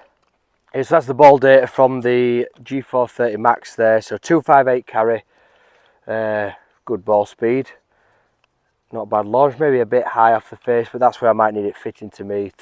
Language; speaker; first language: English; native; English